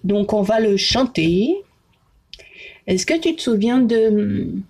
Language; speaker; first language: French; native; French